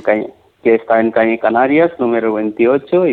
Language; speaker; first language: Spanish; non-native, learner; Nepali